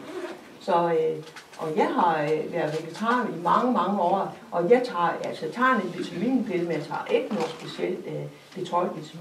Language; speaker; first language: Danish; native; Danish